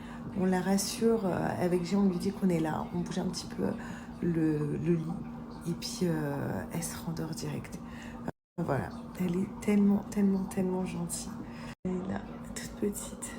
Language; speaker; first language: French; native; French